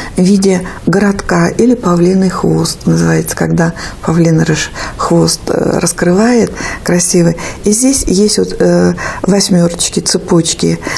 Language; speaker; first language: Russian; native; Russian